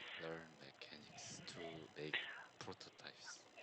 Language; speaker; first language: English; non-native, learner; Korean